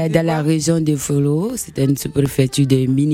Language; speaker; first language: French; non-native, local second language; Mandingo